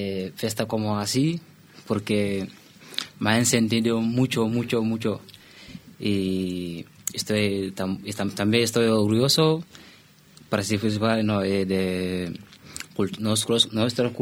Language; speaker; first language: Spanish; non-native, learner; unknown